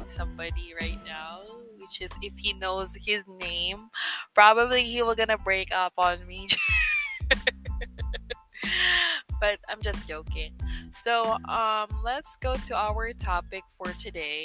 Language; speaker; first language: English; non-native, local second language; Filipino